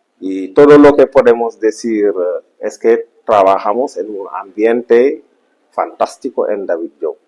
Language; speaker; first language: Spanish; non-native, fluent; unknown